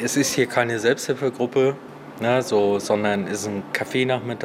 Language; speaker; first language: German; native; German